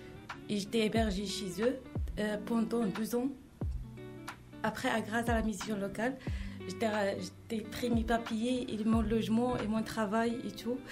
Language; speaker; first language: French; non-native, learner; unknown